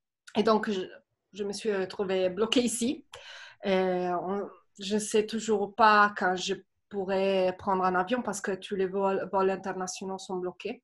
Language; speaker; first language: French; non-native, fluent; Italian